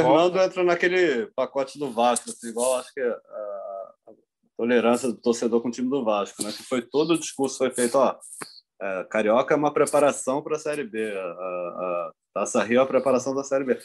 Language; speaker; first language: Portuguese; native; Portuguese